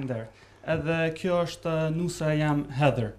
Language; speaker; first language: Albanian; early bilingual, other home language; English